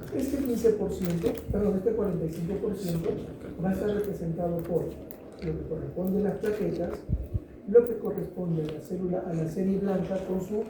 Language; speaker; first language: Spanish; native; Spanish